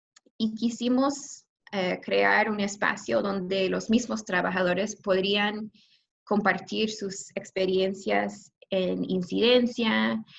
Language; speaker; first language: Spanish; non-native, fluent; English